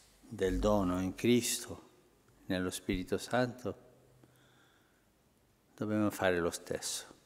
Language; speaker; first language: Italian; non-native, fluent; Spanish